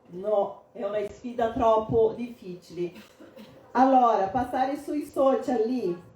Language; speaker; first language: Italian; non-native, fluent; Portuguese